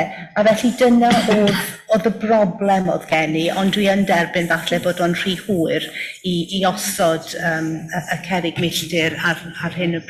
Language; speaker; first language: Welsh; native; Welsh